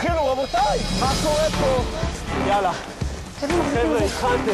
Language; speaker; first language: Hebrew; native; Hebrew